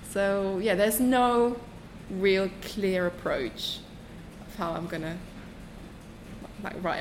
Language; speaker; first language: English; non-native, fluent; German